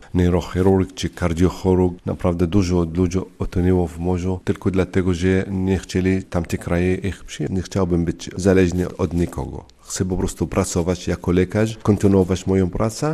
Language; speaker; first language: Polish; non-native, fluent; Arabic